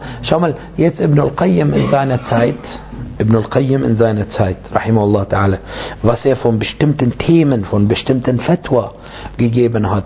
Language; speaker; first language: German; non-native, fluent; Arabic